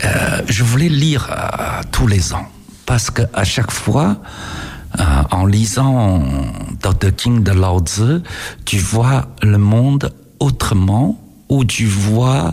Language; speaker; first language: French; non-native, fluent; Chinese